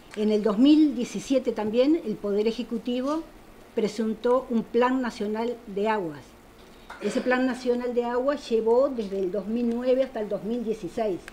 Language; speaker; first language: Spanish; native; Spanish